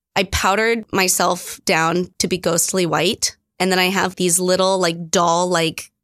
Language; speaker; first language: English; native; English